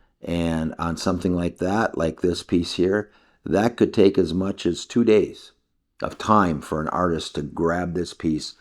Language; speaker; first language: English; native; English